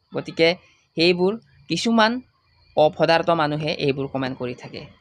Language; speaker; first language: Assamese; non-native, local second language; Mising